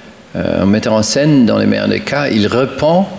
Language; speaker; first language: French; non-native, fluent; German